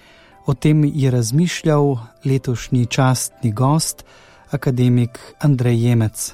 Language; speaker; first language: Slovenian; native; Slovenian